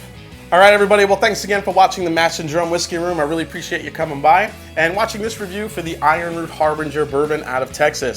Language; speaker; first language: English; native; English